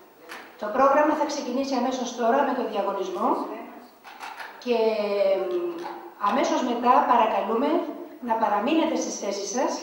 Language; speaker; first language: Greek; native; Greek